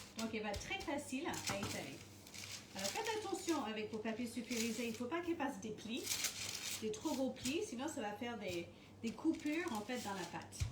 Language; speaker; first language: French; non-native, fluent; English